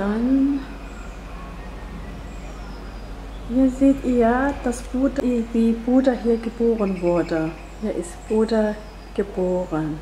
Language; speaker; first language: German; non-native, fluent; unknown